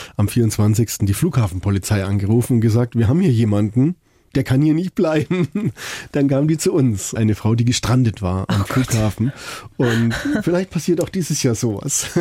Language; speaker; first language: German; native; German